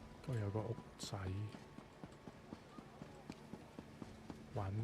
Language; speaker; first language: Chinese; native; Chinese